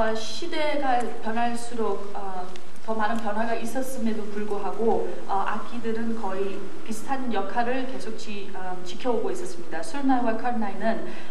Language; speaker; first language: Korean; native; Korean